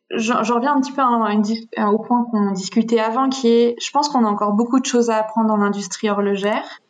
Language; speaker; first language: French; native; French